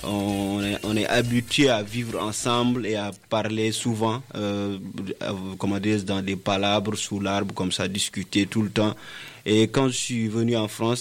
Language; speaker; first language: French; non-native, local second language; Wolof